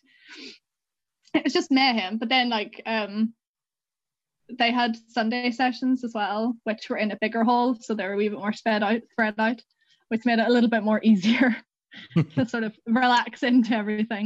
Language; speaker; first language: English; native; English